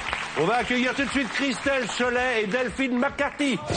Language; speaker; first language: French; native; French